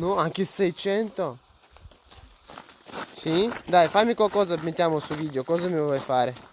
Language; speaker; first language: Italian; non-native, fluent; Russian